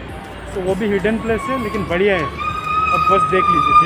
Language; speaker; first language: Hindi; non-native, fluent; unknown